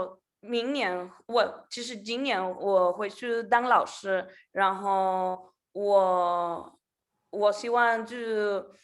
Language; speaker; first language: Chinese; non-native, learner; Spanish